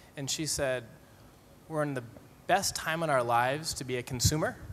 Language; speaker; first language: English; native; English